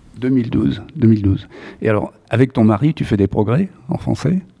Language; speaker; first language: French; native; French